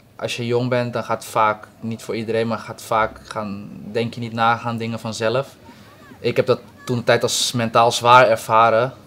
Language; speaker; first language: Dutch; native; Dutch